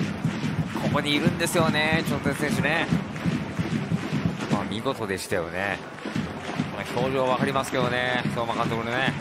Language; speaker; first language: Japanese; native; Japanese